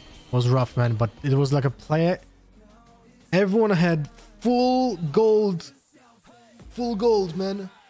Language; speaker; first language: English; non-native, fluent; Polish